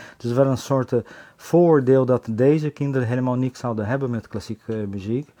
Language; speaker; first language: Dutch; non-native, fluent; Portuguese